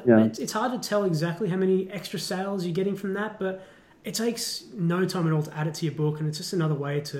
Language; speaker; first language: English; native; English